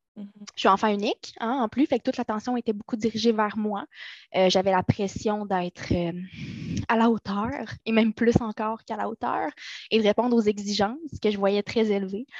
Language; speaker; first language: French; native; French